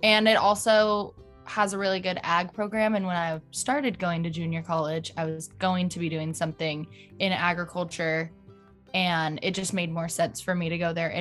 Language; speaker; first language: English; native; English